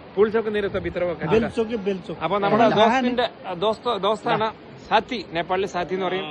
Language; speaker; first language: Nepali; non-native, learner; Malayalam